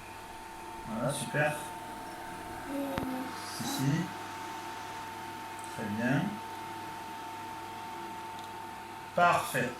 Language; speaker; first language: French; native; French